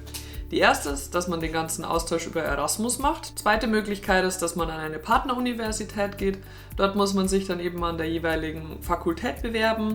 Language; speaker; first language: German; native; German